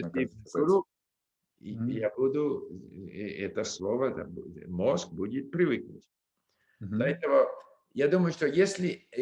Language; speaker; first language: Russian; non-native, learner; English